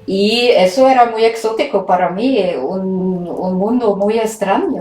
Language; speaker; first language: Spanish; non-native, fluent; German